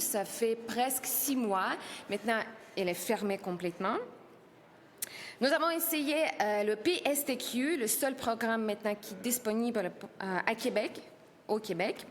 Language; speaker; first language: French; non-native, learner; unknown